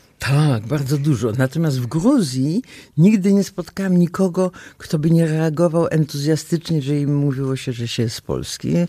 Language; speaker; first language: Polish; native; Polish